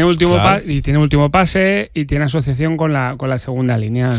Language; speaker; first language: Spanish; native; Spanish